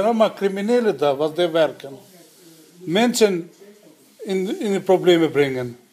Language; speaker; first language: Dutch; non-native, learner; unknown